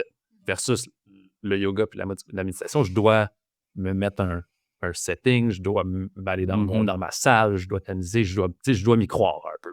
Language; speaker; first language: French; native; French